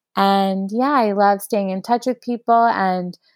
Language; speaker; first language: English; native; English